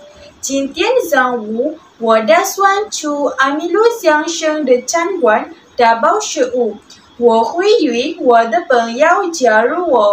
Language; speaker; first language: Chinese; non-native, learner; Malay